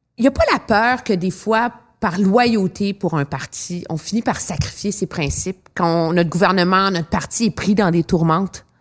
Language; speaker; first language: French; native; French